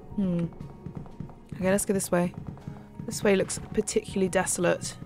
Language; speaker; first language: English; native; English